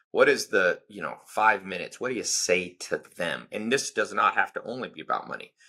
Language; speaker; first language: English; native; English